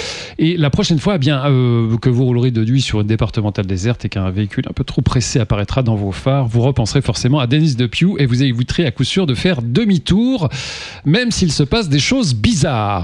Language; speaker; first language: French; native; French